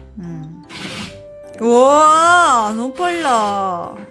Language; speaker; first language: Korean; non-native, learner; Japanese